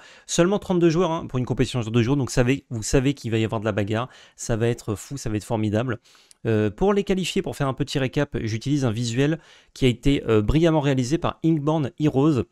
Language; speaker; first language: French; native; French